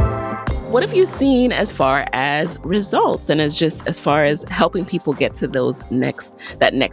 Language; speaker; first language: English; native; English